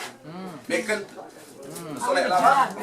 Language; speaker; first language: French; non-native, learner; Portuguese